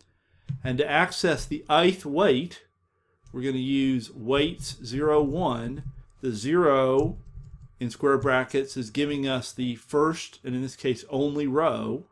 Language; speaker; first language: English; native; English